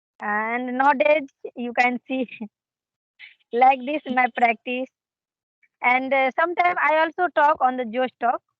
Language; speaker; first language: English; non-native, learner; Hindi